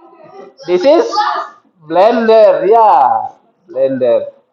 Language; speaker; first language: English; non-native, fluent; Indonesian